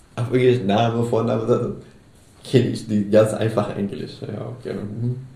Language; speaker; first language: German; non-native, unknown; Arabic